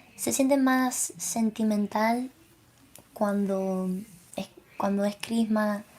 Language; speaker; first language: Spanish; early bilingual, other home language; English